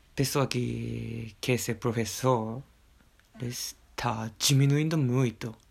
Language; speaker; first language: Portuguese; non-native, learner; Japanese